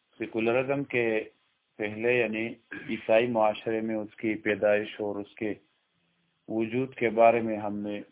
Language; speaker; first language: Urdu; non-native, local second language; Pashto